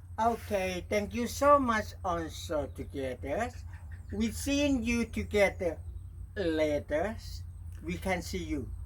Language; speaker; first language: English; non-native, learner; Thai